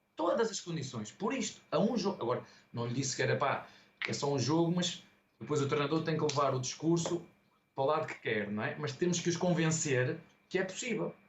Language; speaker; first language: Portuguese; native; Portuguese